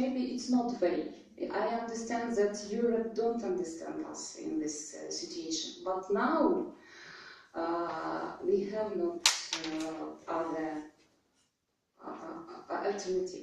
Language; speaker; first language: English; non-native, learner; Russian